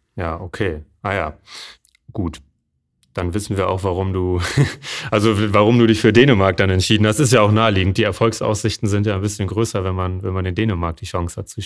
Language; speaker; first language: German; native; German